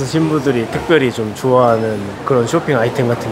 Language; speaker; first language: Korean; native; Korean